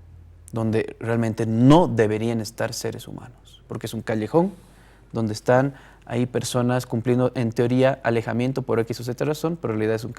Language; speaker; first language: Spanish; native; Spanish